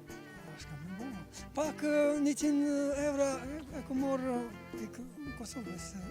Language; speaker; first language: Albanian; non-native, local second language; Croatian